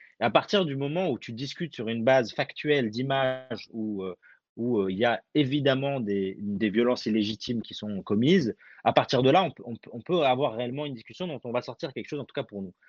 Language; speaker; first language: French; early bilingual, other home language; Arabic